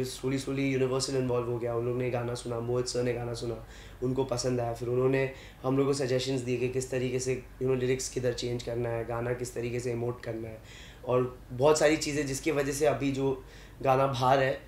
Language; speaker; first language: English; non-native, local second language; Hindi